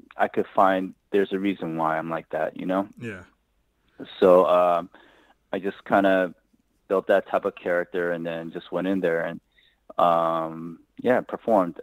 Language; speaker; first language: English; native; English